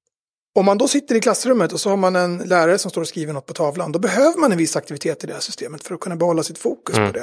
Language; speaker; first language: Swedish; native; Swedish